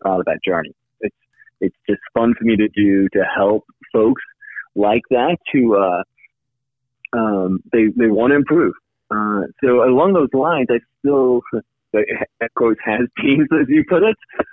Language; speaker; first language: English; native; English